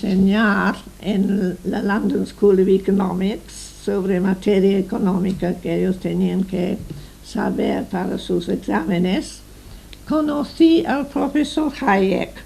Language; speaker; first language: Spanish; non-native, fluent; English